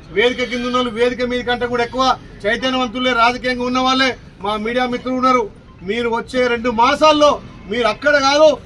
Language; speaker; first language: Telugu; native; Telugu